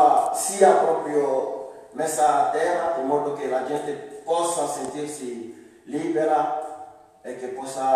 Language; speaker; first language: Italian; non-native, fluent; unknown